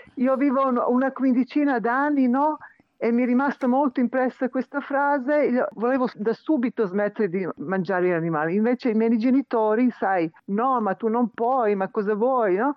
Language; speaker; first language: Italian; non-native, fluent; Serbian